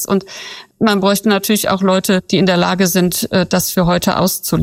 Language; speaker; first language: German; native; German